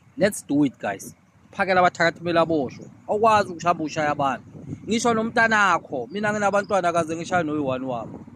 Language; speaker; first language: Zulu; native; Zulu